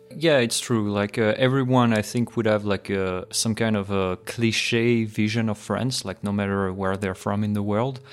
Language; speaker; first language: English; non-native, fluent; French